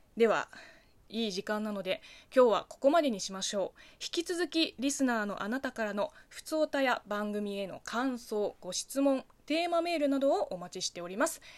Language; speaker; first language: Japanese; non-native, fluent; Chinese